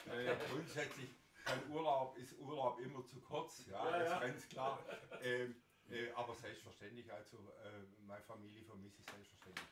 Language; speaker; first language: German; native; German